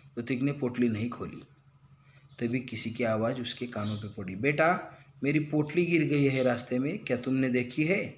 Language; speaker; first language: Hindi; non-native, local second language; Marathi